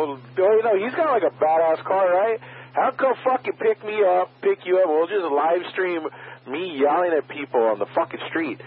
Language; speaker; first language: English; native; English